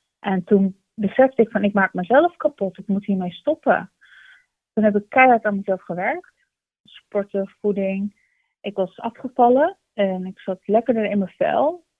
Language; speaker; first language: Dutch; early bilingual, other home language; Turkish